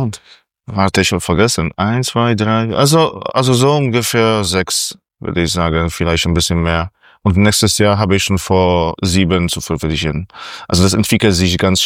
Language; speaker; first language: German; non-native, fluent; Polish